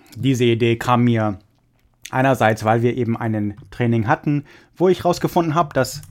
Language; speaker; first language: German; native; German